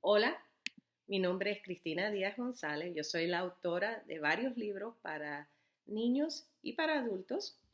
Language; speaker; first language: Spanish; early bilingual, heritage; Spanish